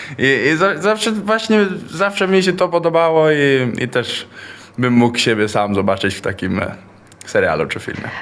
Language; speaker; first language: Polish; early bilingual, heritage; Polish